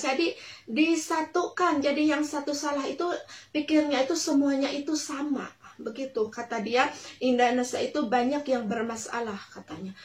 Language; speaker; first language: Indonesian; non-native, local second language; Sundanese